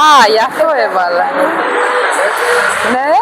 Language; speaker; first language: Greek; non-native, learner; Armenian